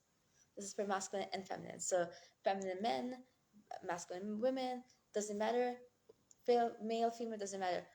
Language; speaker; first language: English; native; English